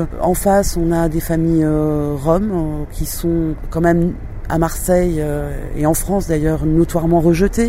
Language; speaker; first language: French; native; French